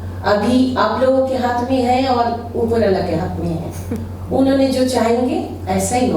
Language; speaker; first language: Hindi; non-native, local second language; Bangla